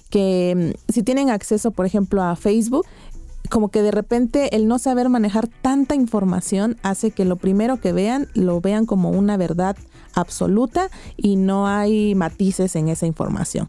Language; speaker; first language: Spanish; native; Spanish